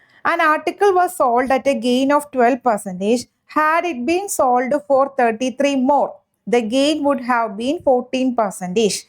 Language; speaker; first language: English; non-native, local second language; Malayalam